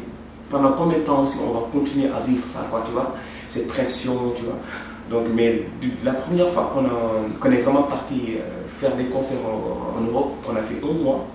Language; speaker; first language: French; non-native, local second language; Wolof